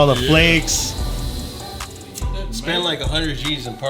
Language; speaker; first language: English; native; English